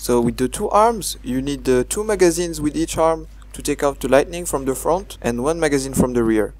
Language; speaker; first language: English; non-native, fluent; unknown